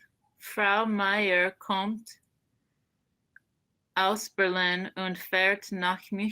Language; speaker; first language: German; non-native, learner; English